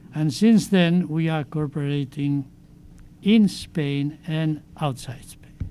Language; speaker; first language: English; non-native, fluent; Spanish